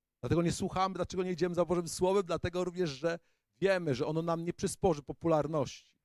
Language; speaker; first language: Polish; native; Polish